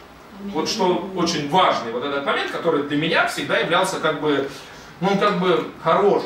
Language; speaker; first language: Russian; native; Russian